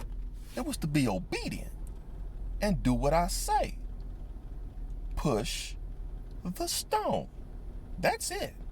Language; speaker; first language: English; native; English